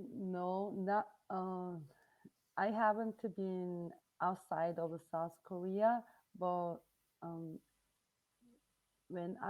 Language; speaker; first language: English; non-native, learner; Korean